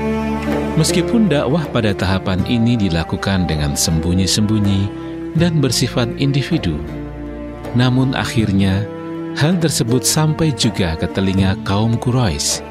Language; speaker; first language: Indonesian; native; Indonesian